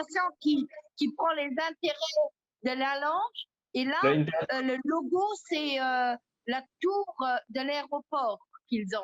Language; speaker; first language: French; non-native, local second language; Luxembourgish